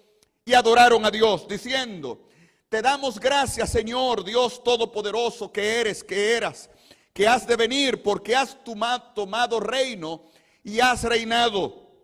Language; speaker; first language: Spanish; native; Spanish